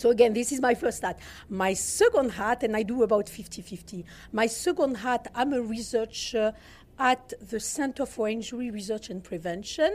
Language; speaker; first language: English; non-native, fluent; French